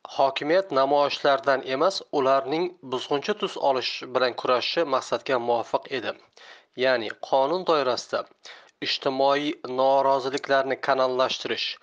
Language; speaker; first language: Uzbek; native; Uzbek